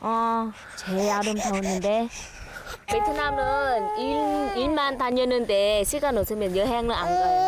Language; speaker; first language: Korean; non-native, learner; Vietnamese